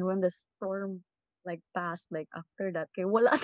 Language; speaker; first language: English; non-native, local second language; Cebuano